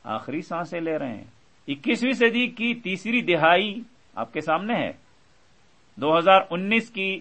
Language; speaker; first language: Urdu; native; Urdu